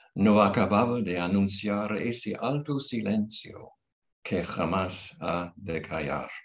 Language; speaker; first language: Spanish; non-native, fluent; English